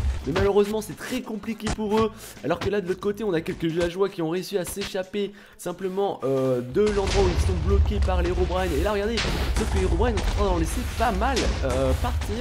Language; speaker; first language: French; native; French